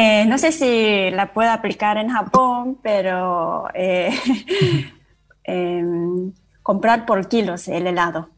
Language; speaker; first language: Spanish; non-native, fluent; Japanese